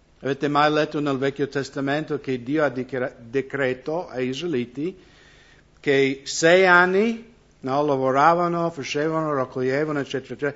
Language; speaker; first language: Italian; non-native, fluent; English